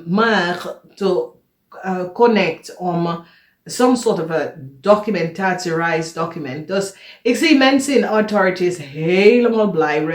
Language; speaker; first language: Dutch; non-native, fluent; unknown